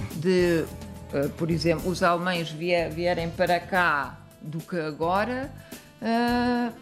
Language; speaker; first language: Portuguese; non-native, fluent; German